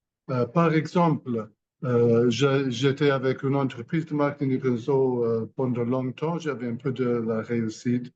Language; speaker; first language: French; non-native, learner; English